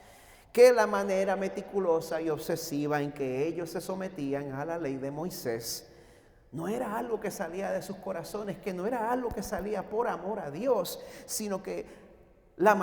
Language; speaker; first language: Spanish; native; Spanish